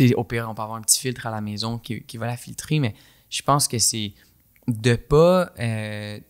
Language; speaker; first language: French; native; French